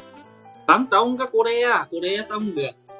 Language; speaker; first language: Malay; non-native, fluent; Korean